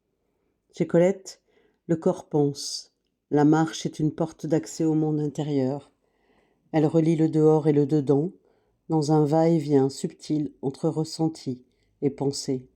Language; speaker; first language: French; native; French